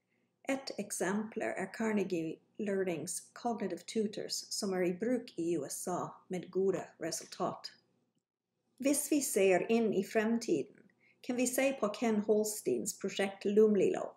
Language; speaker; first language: Norwegian; non-native, fluent; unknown